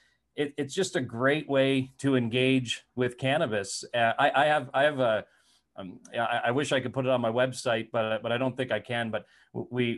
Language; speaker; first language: English; native; English